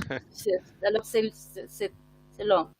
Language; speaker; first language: French; non-native, fluent; Spanish